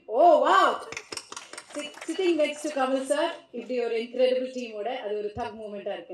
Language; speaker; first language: Tamil; native; Tamil